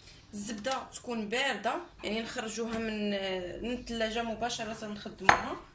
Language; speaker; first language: Arabic; native; Arabic